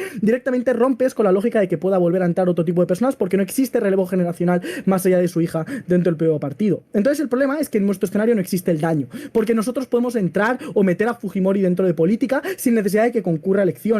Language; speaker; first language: Spanish; native; Spanish